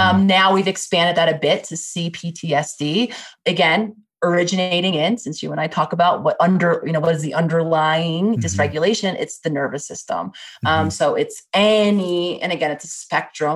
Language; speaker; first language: English; native; English